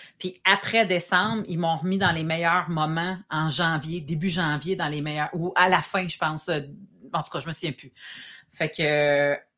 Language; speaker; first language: French; native; French